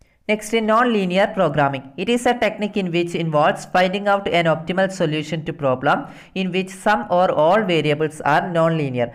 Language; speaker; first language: English; non-native, local second language; Malayalam